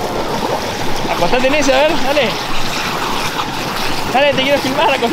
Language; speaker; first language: Spanish; native; Spanish